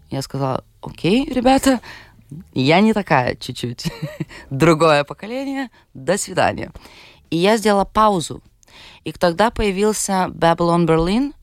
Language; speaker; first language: Russian; non-native, fluent; Lithuanian